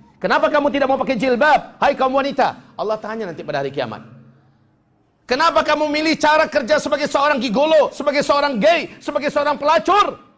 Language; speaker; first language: Indonesian; non-native, local second language; Minangkabau